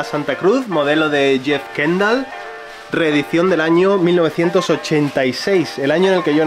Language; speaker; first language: Spanish; native; Spanish